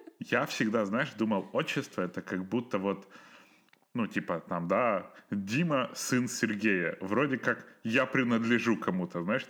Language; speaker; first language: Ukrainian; non-native, local second language; Russian